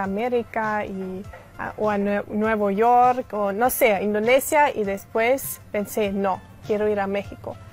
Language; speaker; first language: Spanish; non-native, learner; German